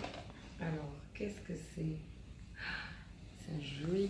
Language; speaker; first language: French; non-native, local second language; Arabic